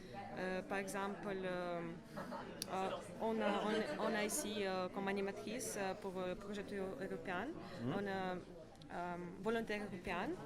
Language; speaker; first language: French; non-native, learner; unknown